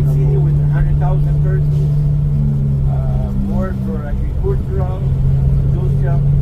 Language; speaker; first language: English; non-native, learner; Spanish